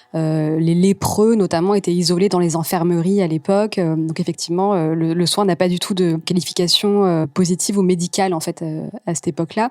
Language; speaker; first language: French; native; French